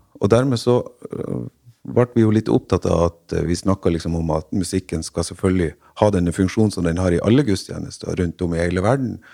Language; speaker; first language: Norwegian; native; Norwegian